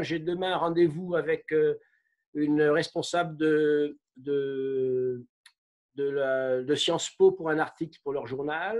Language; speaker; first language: French; native; French